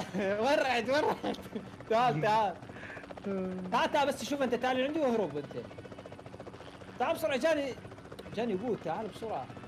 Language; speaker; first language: Arabic; native; Arabic